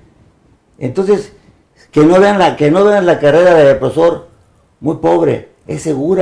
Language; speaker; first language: Spanish; native; Spanish